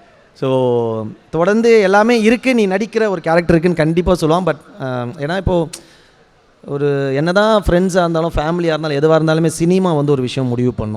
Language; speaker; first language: Tamil; native; Tamil